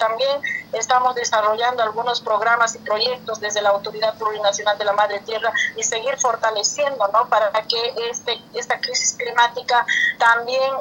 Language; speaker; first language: Spanish; native; Spanish